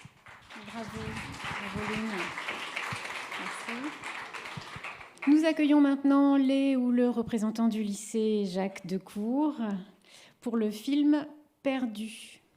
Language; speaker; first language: French; native; French